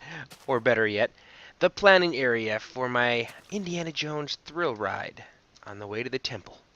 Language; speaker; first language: English; native; English